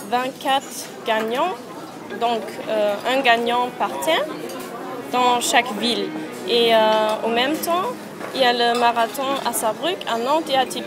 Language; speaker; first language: French; non-native, fluent; German